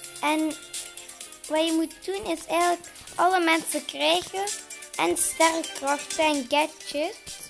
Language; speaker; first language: Dutch; non-native, learner; Turkish